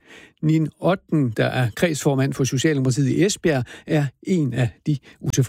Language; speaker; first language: Danish; native; Danish